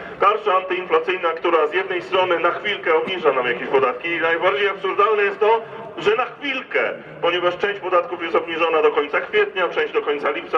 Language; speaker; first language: Polish; native; Polish